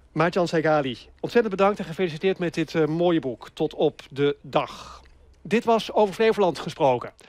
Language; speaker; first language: Dutch; native; Dutch